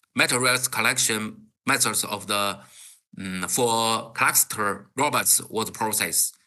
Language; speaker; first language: English; non-native, learner; Chinese